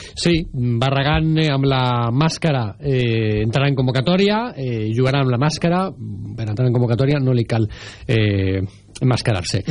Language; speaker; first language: Catalan; native; Catalan